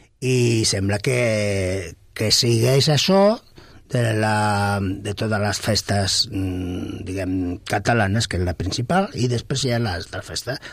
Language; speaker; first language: Catalan; non-native, local second language; Spanish